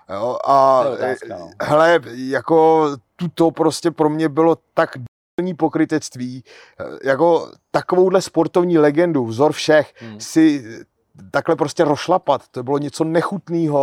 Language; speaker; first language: Czech; native; Czech